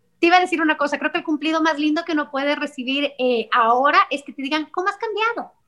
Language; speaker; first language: Spanish; native; Spanish